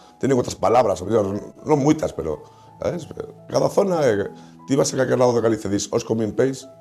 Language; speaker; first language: Galician; native; Galician